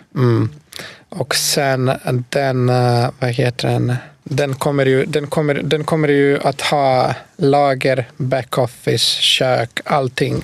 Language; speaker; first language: Swedish; non-native, fluent; Bosnian